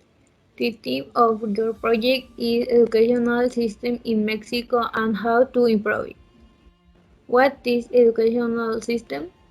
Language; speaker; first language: English; non-native, learner; Spanish